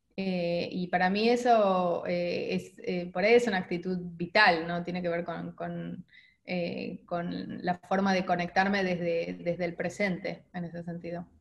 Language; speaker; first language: Spanish; native; Spanish